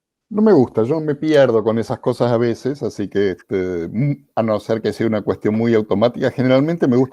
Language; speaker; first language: Spanish; native; Spanish